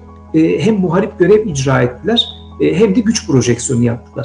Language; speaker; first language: Turkish; native; Turkish